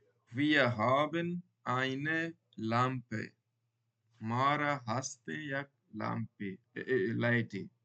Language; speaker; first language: German; non-native, learner; Baluchi